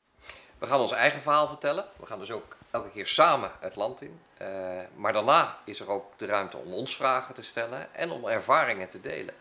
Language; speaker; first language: Dutch; native; Dutch